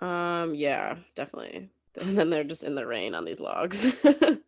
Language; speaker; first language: English; native; English